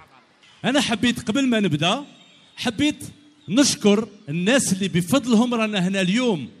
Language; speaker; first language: Arabic; native; Arabic